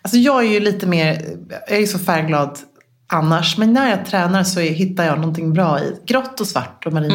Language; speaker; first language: Swedish; native; Swedish